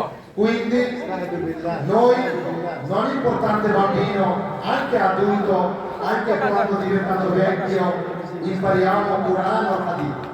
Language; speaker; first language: Italian; non-native, learner; Bangla